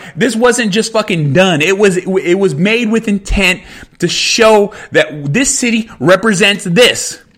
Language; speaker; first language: English; early bilingual, other home language; Spanish